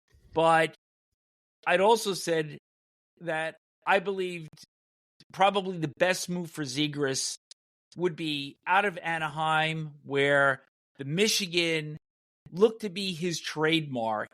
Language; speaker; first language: English; native; English